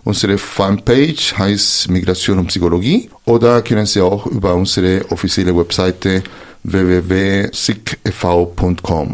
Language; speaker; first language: German; non-native, fluent; Spanish